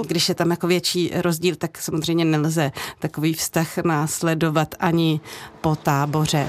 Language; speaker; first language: Czech; native; Czech